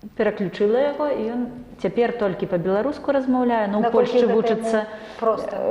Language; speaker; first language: Belarusian; non-native, local second language; Russian